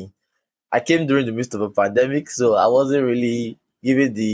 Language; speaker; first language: English; non-native, local second language; Yoruba